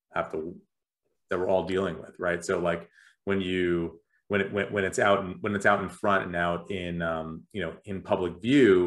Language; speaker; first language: English; native; English